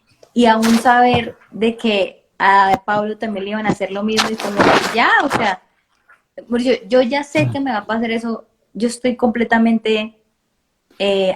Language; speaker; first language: Spanish; native; Spanish